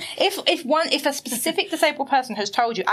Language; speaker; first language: English; native; English